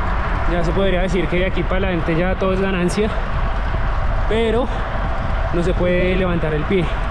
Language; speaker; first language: Spanish; native; Spanish